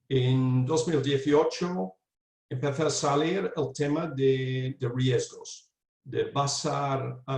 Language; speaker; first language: Spanish; non-native, fluent; English